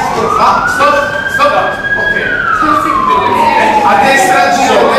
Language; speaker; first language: Italian; native; Italian